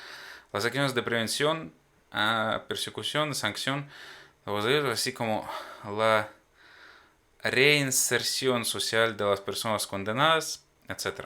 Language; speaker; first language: Spanish; non-native, fluent; Ukrainian